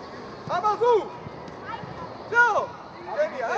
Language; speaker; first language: Georgian; native; Georgian